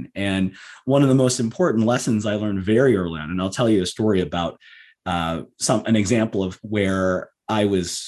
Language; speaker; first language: English; native; English